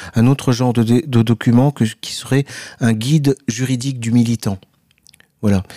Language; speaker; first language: French; native; French